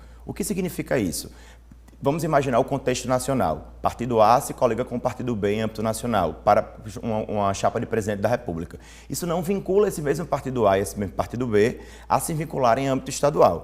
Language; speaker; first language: Portuguese; native; Portuguese